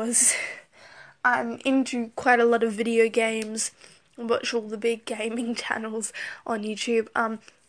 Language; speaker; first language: English; native; English